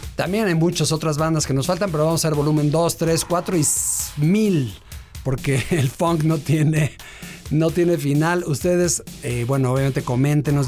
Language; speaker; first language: Spanish; native; Spanish